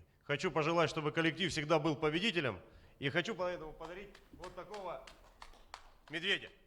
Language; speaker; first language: Russian; native; Russian